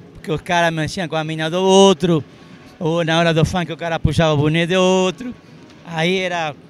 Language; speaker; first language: Portuguese; non-native, fluent; Arabic